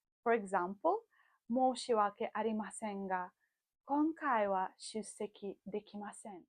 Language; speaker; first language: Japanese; non-native, fluent; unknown